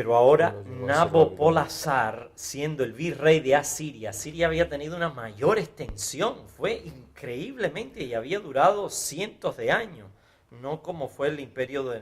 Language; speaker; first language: Spanish; native; Spanish